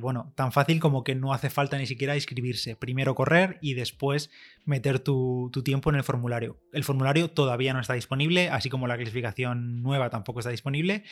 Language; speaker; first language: Spanish; native; Spanish